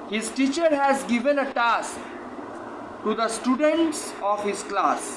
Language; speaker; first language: English; non-native, local second language; Bangla